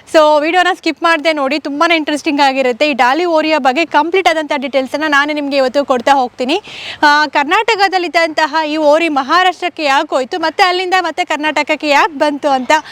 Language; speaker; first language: Kannada; native; Kannada